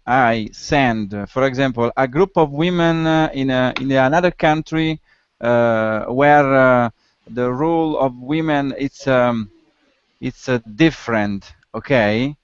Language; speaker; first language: English; non-native, learner; Italian